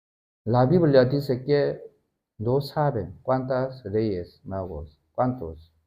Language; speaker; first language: Spanish; non-native, learner; Korean